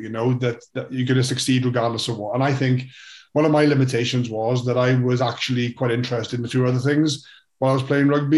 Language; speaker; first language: English; native; English